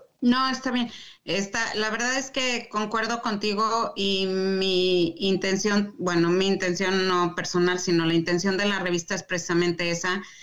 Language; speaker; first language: Spanish; native; Spanish